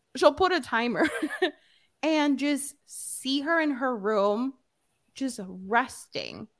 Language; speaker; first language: English; early bilingual, other home language; Spanish